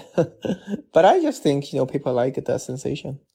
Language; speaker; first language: English; non-native, fluent; Chinese